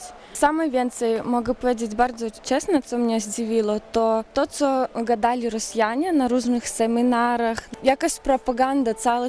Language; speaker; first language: Polish; non-native, learner; Ukrainian